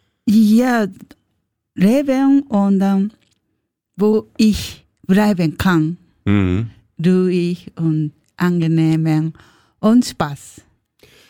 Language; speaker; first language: German; non-native, learner; Japanese